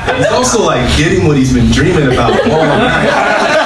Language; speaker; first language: English; native; English